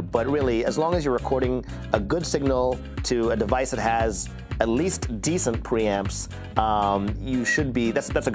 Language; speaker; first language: English; native; English